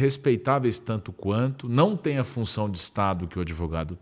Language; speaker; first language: Portuguese; native; Portuguese